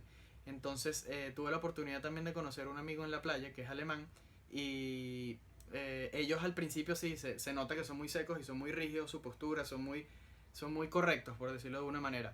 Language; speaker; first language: Spanish; native; Spanish